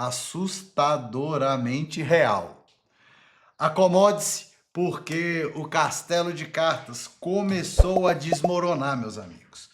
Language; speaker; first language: Portuguese; native; Portuguese